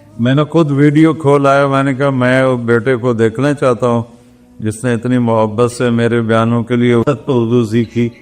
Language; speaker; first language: Urdu; non-native, local second language; Punjabi